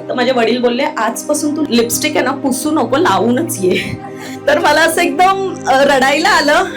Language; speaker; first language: Marathi; non-native, local second language; Telugu